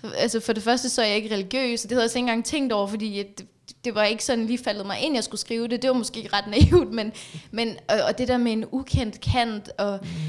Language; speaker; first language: Danish; early bilingual, other home language; Persian